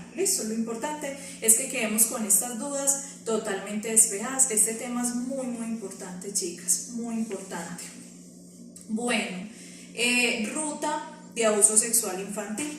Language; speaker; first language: Spanish; native; Spanish